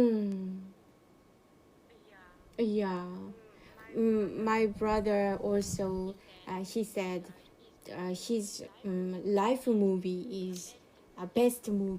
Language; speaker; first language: English; non-native, learner; Korean